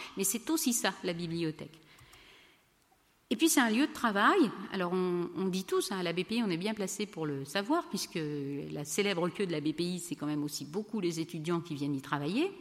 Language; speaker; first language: French; native; French